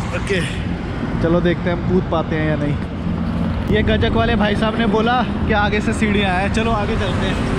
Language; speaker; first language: Hindi; native; Hindi